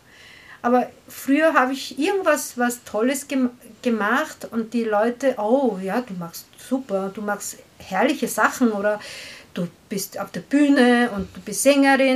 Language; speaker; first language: German; non-native, learner; Korean